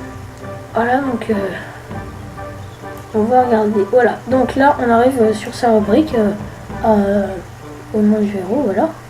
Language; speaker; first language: French; native; French